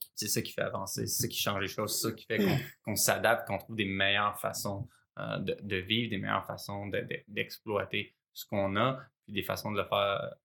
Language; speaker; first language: French; native; French